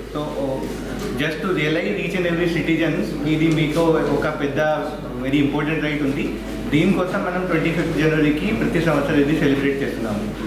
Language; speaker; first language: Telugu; non-native, learner; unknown